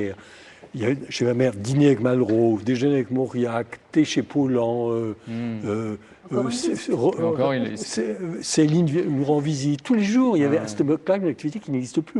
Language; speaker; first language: French; native; French